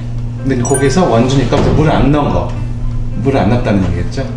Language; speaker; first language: Korean; native; Korean